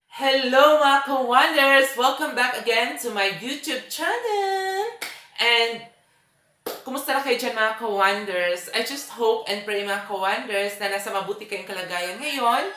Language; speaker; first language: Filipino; non-native, local second language; Cebuano